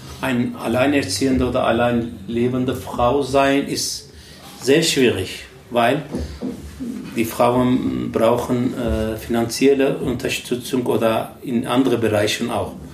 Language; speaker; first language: German; non-native, learner; Turkish